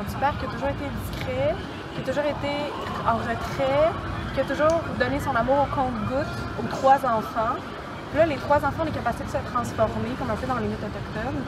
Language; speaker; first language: French; native; French